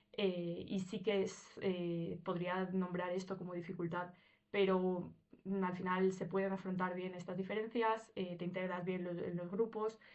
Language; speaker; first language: Spanish; early bilingual, other home language; Russian